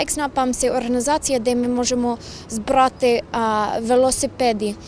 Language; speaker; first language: Ukrainian; non-native, learner; English